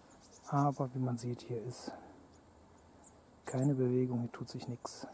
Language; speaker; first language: German; native; German